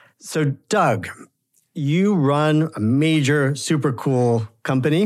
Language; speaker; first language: English; native; English